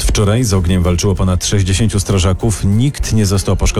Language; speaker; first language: Polish; native; Polish